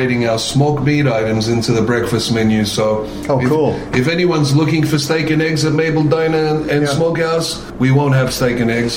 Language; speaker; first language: English; native; English